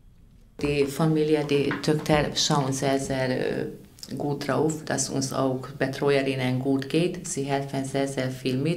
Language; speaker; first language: German; non-native, fluent; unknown